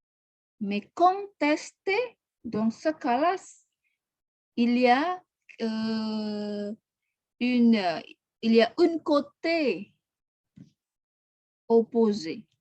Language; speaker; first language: French; non-native, fluent; Indonesian